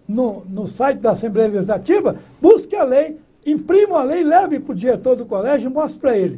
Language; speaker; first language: Portuguese; native; Portuguese